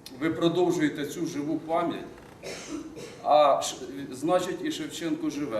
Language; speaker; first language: Ukrainian; native; Ukrainian